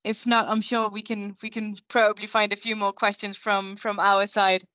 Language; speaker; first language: English; non-native, fluent; Danish